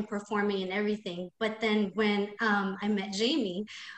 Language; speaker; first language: English; non-native, local second language; Filipino